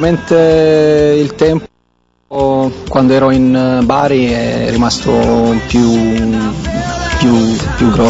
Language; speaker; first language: Italian; non-native, learner; Swedish